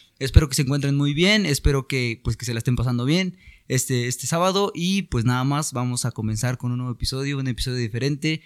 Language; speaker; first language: Spanish; native; Spanish